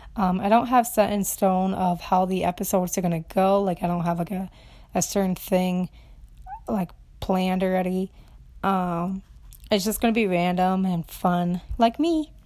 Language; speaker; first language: English; non-native, fluent; Romanian